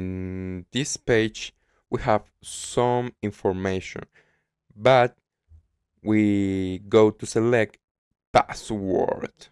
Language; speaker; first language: English; non-native, learner; Spanish